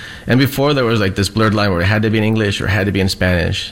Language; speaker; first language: English; early bilingual, other home language; Spanish